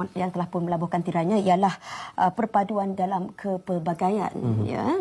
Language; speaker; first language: Malay; native; Malay